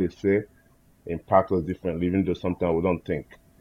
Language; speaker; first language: English; non-native, local second language; Igbo